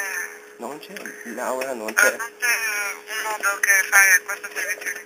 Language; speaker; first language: Italian; non-native, learner; Albanian